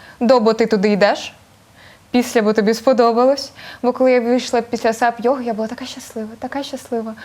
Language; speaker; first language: Ukrainian; native; Ukrainian